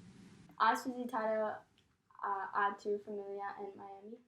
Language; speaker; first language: Spanish; non-native, learner; English